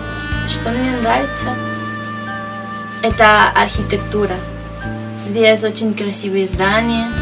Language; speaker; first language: Russian; non-native, learner; Spanish